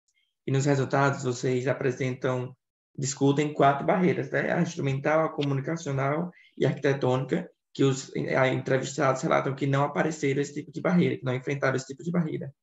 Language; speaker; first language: Portuguese; native; Portuguese